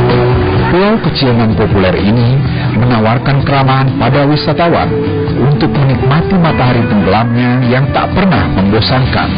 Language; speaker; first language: Indonesian; native; Indonesian